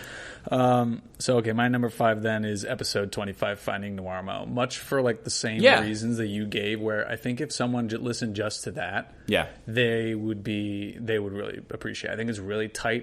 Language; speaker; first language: English; native; English